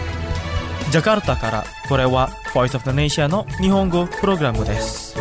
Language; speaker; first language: Japanese; non-native, fluent; Indonesian